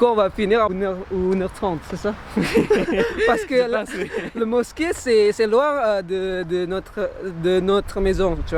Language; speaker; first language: French; non-native, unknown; Indonesian